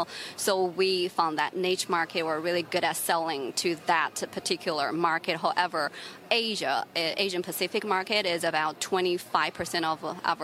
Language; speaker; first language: English; non-native, fluent; Chinese